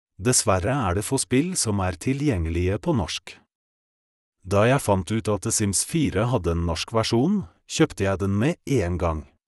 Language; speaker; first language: Norwegian; non-native, fluent; Polish